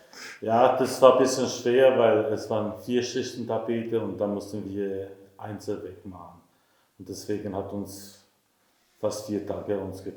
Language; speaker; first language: German; non-native, fluent; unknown